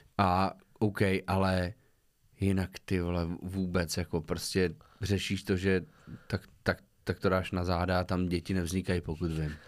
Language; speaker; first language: Czech; native; Czech